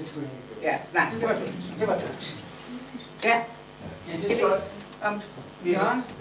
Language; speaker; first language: Danish; native; Danish